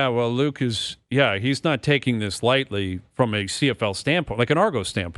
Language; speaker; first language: English; native; English